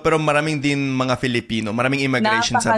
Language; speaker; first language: Filipino; non-native, fluent; English